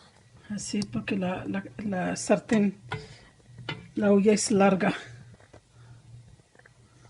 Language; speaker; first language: Spanish; non-native, learner; Arabic